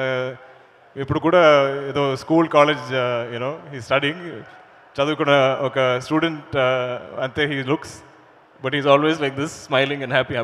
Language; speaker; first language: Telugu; non-native, learner; Malayalam